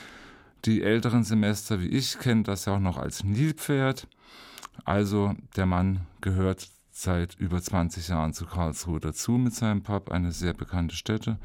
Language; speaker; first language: German; native; German